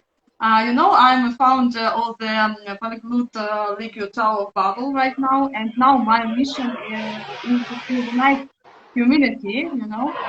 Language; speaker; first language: English; non-native, learner; Russian